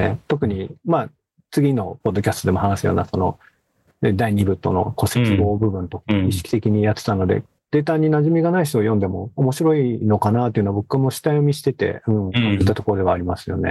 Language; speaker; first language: Japanese; native; Japanese